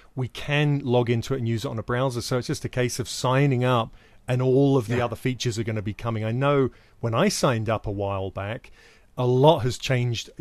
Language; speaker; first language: English; native; English